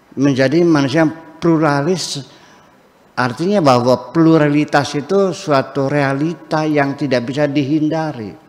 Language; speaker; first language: Indonesian; native; Indonesian